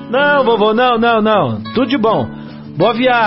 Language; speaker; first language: Portuguese; native; Portuguese